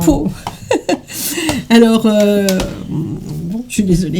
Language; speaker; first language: French; native; French